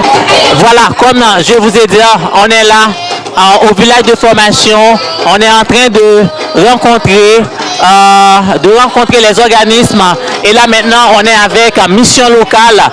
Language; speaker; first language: French; native; French